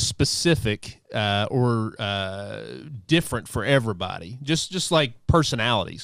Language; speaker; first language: English; native; English